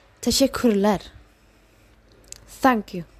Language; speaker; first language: Turkish; non-native, learner; Indonesian